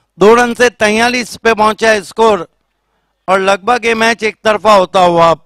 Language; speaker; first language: Hindi; non-native, local second language; Marathi